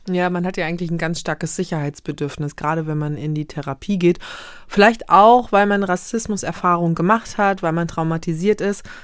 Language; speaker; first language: German; native; German